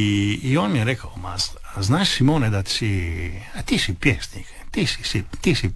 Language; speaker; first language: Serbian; early bilingual, heritage; Italian